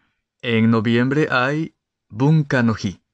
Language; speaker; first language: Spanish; non-native, fluent; Japanese